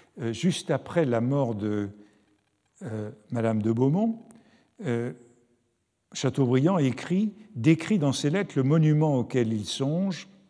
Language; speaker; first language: French; native; French